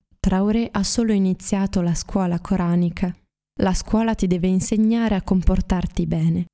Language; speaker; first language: Italian; native; Italian